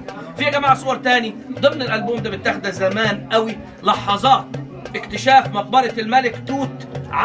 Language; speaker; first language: Arabic; native; Arabic